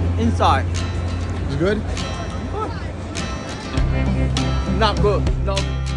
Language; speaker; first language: English; non-native, learner; Korean